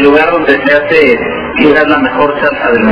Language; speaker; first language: Spanish; native; Spanish